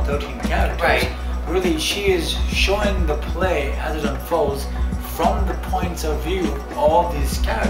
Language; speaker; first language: English; native; English